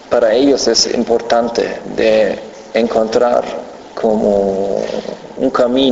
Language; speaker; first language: Spanish; non-native, fluent; German